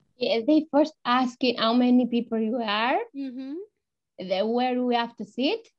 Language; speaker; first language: English; non-native, learner; Albanian